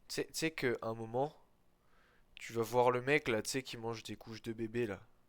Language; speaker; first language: French; native; French